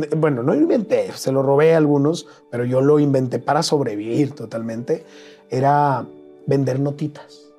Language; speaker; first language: Spanish; native; Spanish